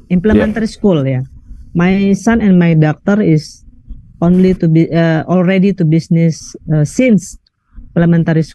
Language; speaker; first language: English; non-native, learner; Indonesian